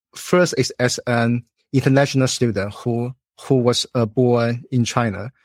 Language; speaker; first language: English; non-native, fluent; Chinese